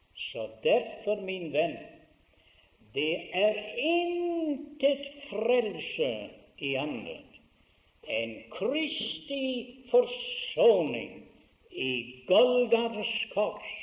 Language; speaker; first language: Norwegian; early bilingual, heritage; Norwegian